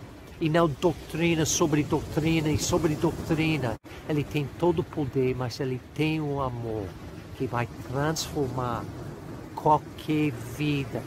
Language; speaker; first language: Portuguese; non-native, fluent; English